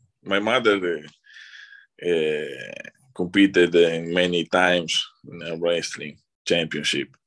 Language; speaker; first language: English; non-native, learner; Italian